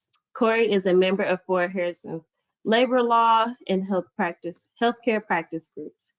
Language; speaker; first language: English; native; English